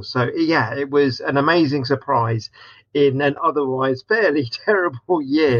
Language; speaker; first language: English; native; English